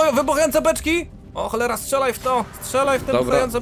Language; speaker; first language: Polish; native; Polish